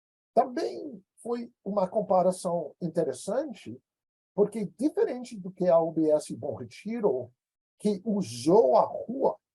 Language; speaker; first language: Portuguese; non-native, fluent; English